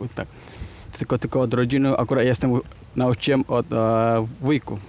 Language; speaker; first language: Polish; non-native, learner; Minangkabau